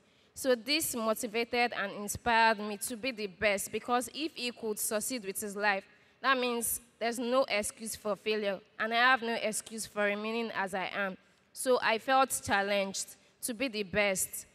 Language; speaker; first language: English; non-native, local second language; Yoruba